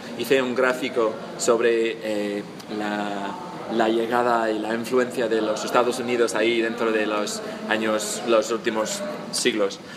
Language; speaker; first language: Spanish; non-native, fluent; English